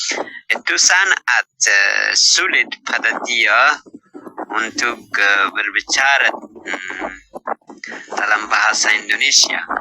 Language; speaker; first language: Indonesian; non-native, learner; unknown